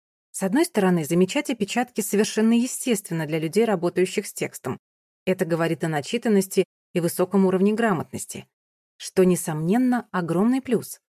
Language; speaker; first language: Russian; native; Russian